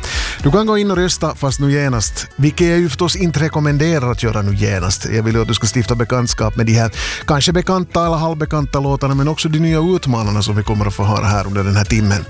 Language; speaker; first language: Swedish; native; Swedish